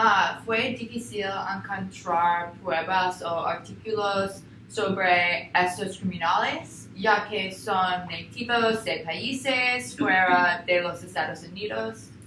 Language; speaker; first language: Spanish; non-native, learner; English